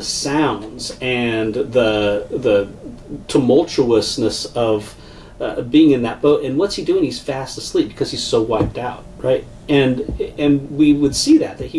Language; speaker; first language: English; native; English